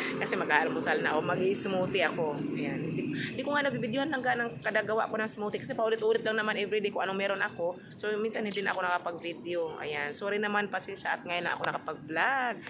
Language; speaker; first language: Filipino; non-native, local second language; Cebuano